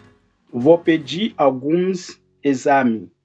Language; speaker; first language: Portuguese; non-native, fluent; Haitian Creole